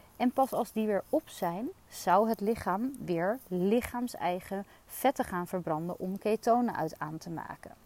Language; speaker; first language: Dutch; native; Dutch